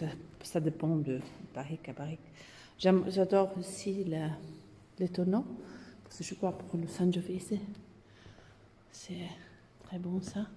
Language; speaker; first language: French; non-native, learner; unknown